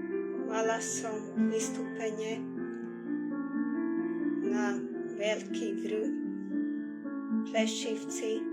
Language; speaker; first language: Slovak; non-native, local second language; Hungarian